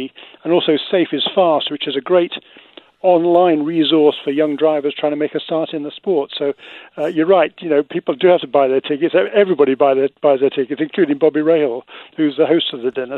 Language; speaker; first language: English; native; English